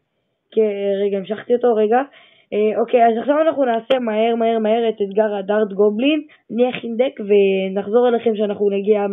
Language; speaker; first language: Hebrew; native; Hebrew